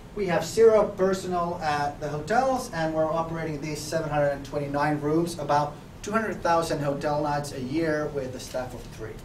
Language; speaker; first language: English; non-native, fluent; Finnish